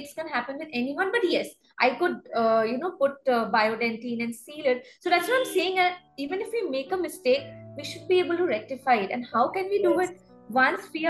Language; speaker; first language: English; non-native, local second language; Assamese